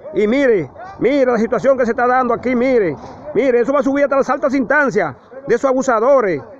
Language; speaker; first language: Spanish; native; Spanish